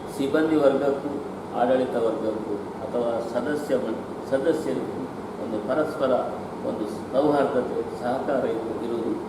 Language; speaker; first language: Kannada; native; Kannada